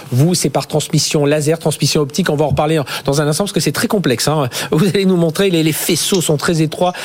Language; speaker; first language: French; native; French